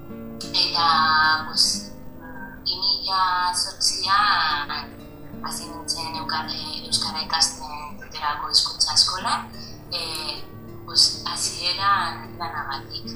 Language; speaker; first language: Basque; non-native, learner; Spanish